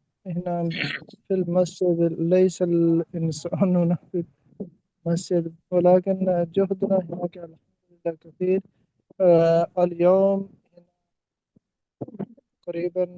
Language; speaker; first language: Arabic; non-native, learner; Urdu